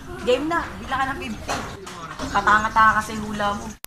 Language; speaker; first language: Filipino; native; Filipino